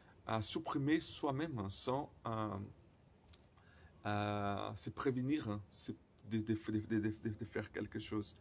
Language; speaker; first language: French; non-native, fluent; Portuguese